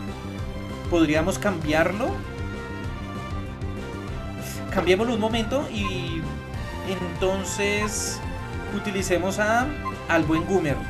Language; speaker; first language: Spanish; native; Spanish